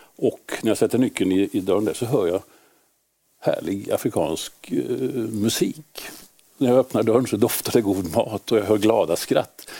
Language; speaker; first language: Swedish; native; Swedish